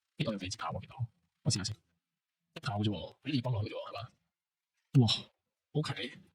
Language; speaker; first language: Cantonese; native; Cantonese